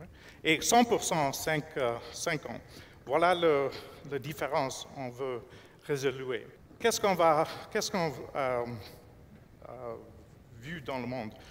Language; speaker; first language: French; non-native, fluent; English